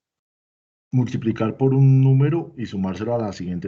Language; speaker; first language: Spanish; native; Spanish